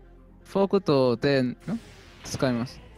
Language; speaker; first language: Japanese; non-native, learner; Spanish